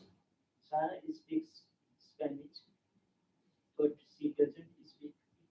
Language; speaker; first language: English; non-native, learner; Nepali